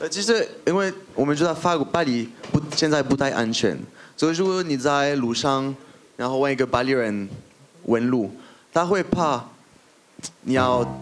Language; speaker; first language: Chinese; non-native, fluent; French